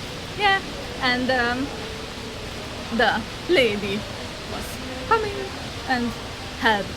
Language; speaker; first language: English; non-native, learner; Hungarian